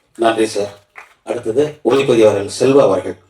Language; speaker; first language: Tamil; native; Tamil